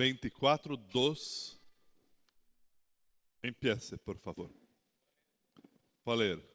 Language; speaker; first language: Spanish; non-native, learner; Portuguese